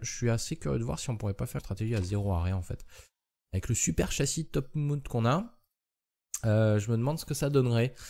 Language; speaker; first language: French; native; French